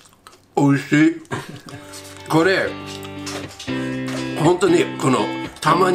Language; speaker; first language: Japanese; non-native, learner; English